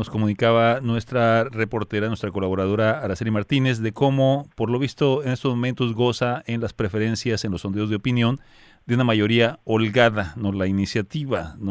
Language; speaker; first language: Spanish; native; Spanish